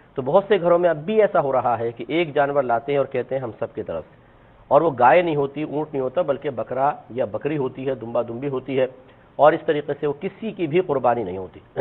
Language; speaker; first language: Urdu; native; Urdu